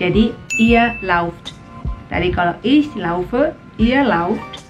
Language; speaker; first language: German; non-native, fluent; Indonesian